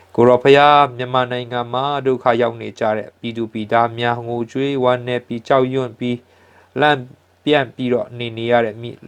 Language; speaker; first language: Burmese; non-native, local second language; Hakha Chin